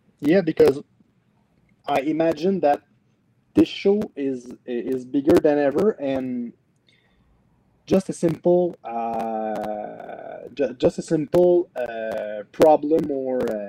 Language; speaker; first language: English; non-native, learner; French